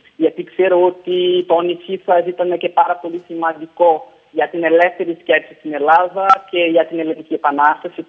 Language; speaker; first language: Greek; non-native, fluent; Portuguese